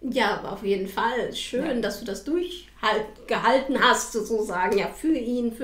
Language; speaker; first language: German; native; German